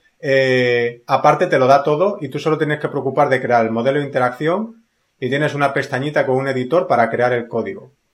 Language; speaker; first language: Spanish; native; Spanish